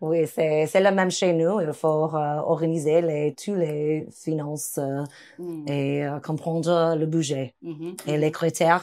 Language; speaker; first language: French; non-native, fluent; English